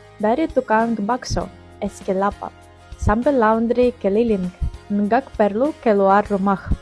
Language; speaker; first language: Indonesian; non-native, fluent; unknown